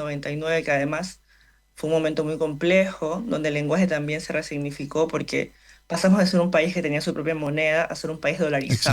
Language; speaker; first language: Spanish; native; Spanish